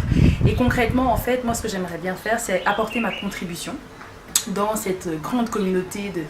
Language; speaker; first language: French; native; French